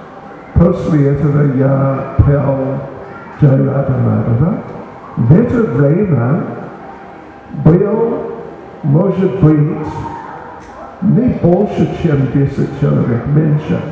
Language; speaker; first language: Russian; non-native, learner; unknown